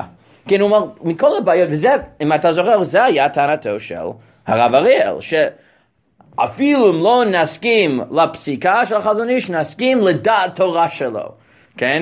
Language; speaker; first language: Hebrew; non-native, fluent; English